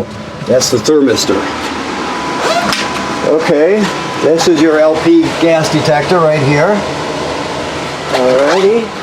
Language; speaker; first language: English; native; English